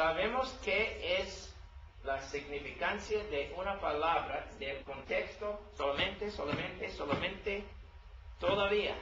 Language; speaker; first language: Spanish; non-native, learner; English